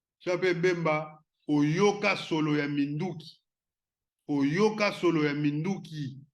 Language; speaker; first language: Lingala; non-native, local second language; Kongo